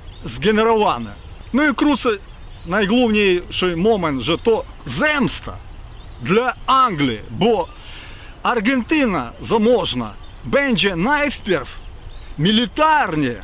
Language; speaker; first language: Polish; non-native, fluent; Ukrainian